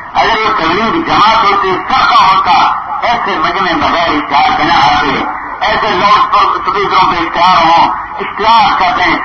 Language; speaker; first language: Urdu; native; Urdu